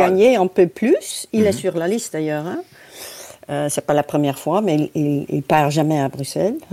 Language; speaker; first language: French; non-native, fluent; Dutch